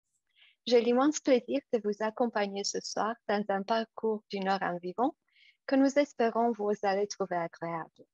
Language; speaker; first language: French; non-native, fluent; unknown